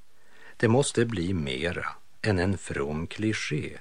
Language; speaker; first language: Swedish; native; Swedish